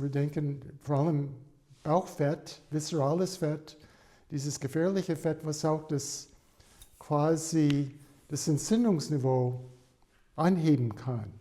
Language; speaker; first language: German; non-native, fluent; English